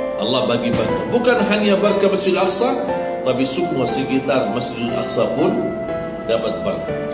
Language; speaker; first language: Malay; non-native, fluent; Arabic